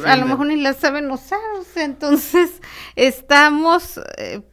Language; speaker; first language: Spanish; native; Spanish